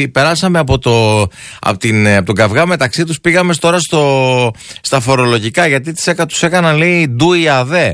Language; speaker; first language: Greek; native; Greek